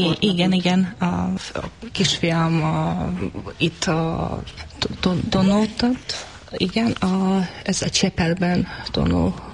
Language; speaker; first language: Hungarian; non-native, learner; Ukrainian